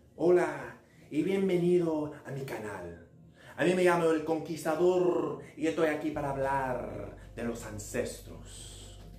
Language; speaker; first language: Spanish; non-native, learner; English